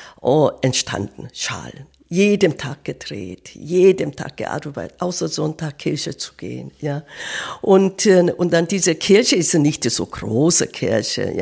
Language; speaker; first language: German; non-native, learner; Korean